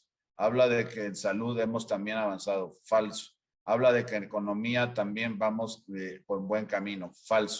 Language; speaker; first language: Spanish; native; Spanish